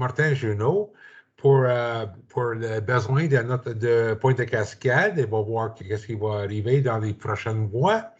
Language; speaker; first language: French; non-native, learner; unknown